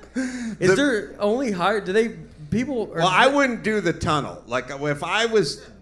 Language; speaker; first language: English; native; English